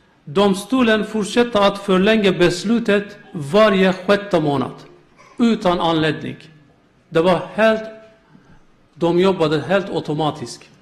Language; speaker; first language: Swedish; non-native, learner; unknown